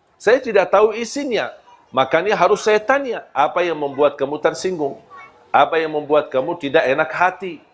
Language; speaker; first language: Malay; non-native, fluent; Arabic